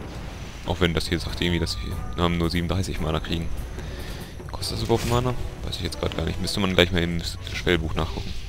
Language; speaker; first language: German; native; German